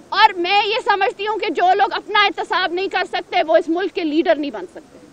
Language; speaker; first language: Urdu; non-native, local second language; Punjabi